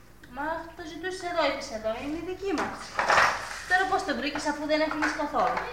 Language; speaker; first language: Greek; native; Greek